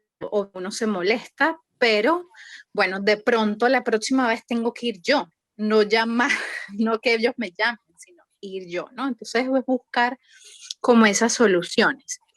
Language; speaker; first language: Spanish; native; Spanish